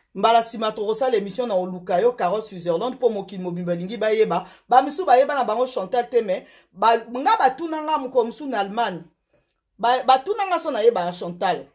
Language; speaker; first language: French; non-native, local second language; Lingala